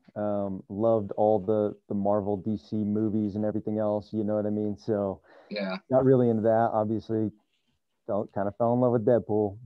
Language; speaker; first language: English; native; English